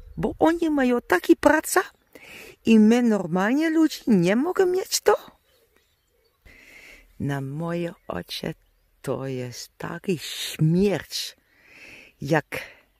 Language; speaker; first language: Polish; non-native, learner; Dutch